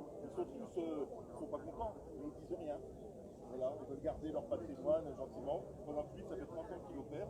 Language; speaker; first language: French; native; French